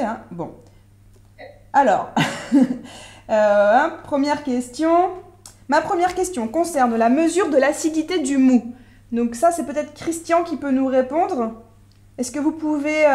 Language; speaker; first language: French; native; French